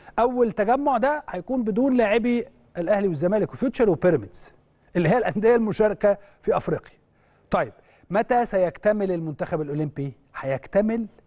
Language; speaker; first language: Arabic; native; Arabic